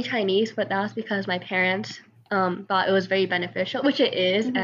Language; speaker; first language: English; native; English